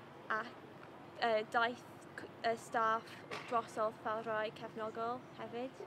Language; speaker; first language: Welsh; non-native, local second language; English